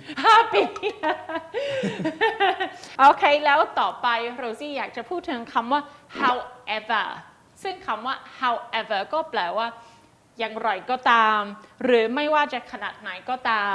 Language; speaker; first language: Thai; native; Thai